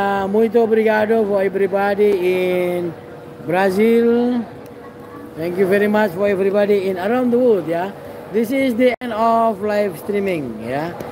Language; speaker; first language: English; non-native, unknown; Indonesian